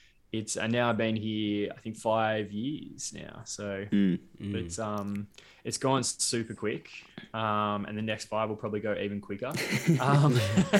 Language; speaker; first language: English; native; English